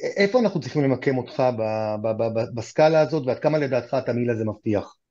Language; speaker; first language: Hebrew; native; Hebrew